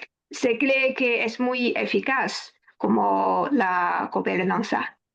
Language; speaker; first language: Spanish; non-native, fluent; Chinese